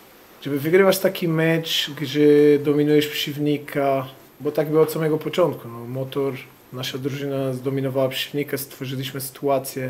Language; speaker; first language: Polish; non-native, fluent; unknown